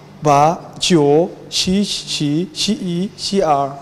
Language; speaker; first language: Chinese; non-native, learner; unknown